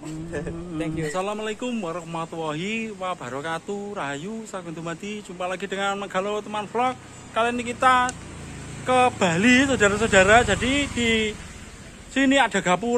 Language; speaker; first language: Indonesian; non-native, local second language; Javanese